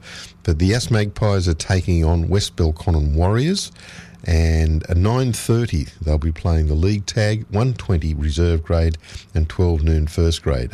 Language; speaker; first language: English; native; English